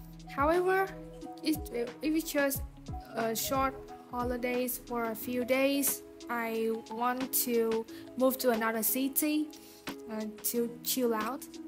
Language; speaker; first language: English; non-native, learner; Vietnamese